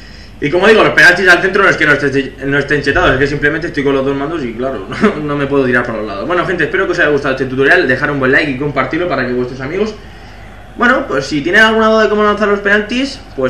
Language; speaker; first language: Spanish; native; Spanish